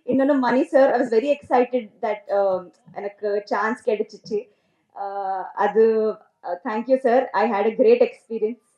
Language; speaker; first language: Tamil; non-native, learner; Telugu